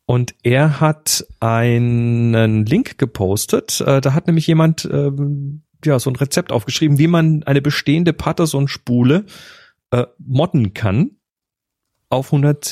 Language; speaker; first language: German; native; German